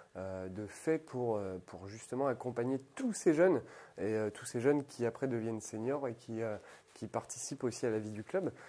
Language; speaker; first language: French; native; French